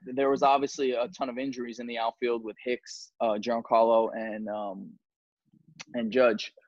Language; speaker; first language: English; native; English